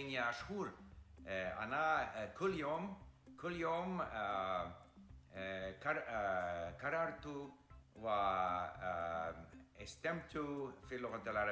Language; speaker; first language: Arabic; non-native, learner; English